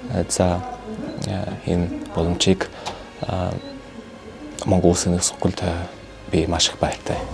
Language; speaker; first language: Mongolian; non-native, learner; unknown